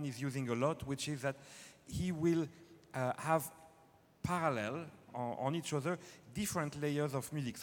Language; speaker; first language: English; non-native, fluent; French